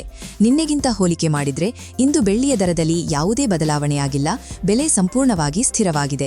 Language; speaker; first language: Kannada; native; Kannada